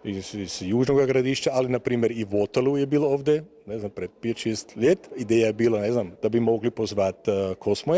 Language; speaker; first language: Croatian; native; Croatian